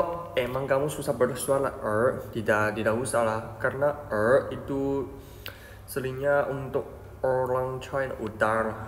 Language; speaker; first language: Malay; non-native, fluent; Chinese